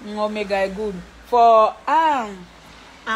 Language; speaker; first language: English; non-native, learner; French